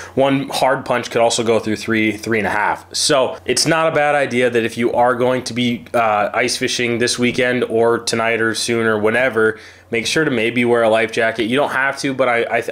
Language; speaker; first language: English; native; English